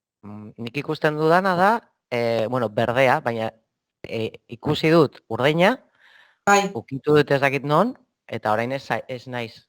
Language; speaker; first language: Basque; non-native, local second language; Spanish